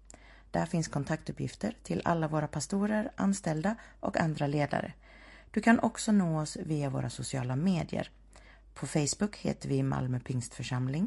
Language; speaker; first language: Swedish; native; Swedish